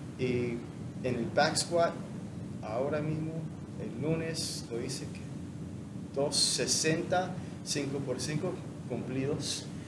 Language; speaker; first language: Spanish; non-native, fluent; English